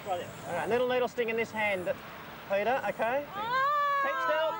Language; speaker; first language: English; native; English